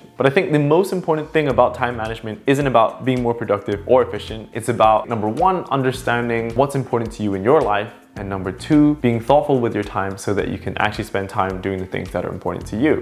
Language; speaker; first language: English; native; English